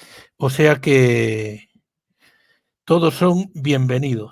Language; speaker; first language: Spanish; native; Spanish